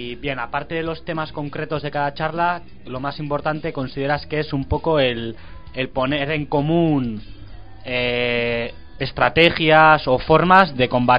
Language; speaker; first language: Spanish; native; Spanish